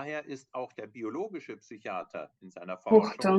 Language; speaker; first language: German; native; German